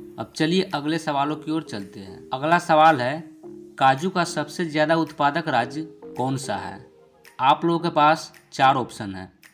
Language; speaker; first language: Hindi; native; Hindi